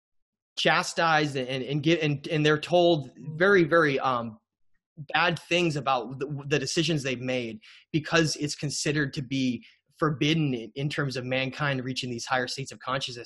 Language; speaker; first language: English; native; English